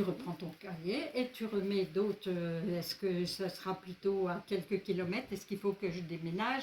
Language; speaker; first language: French; native; French